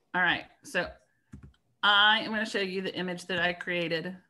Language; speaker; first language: English; native; English